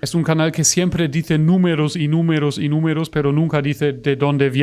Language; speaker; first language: Spanish; non-native, fluent; German